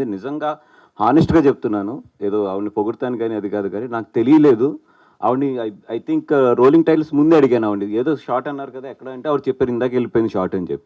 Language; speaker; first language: Telugu; native; Telugu